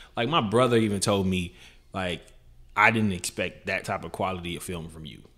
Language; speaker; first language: English; native; English